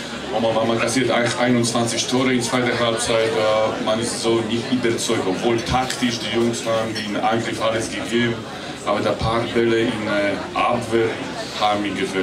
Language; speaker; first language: German; non-native, fluent; Polish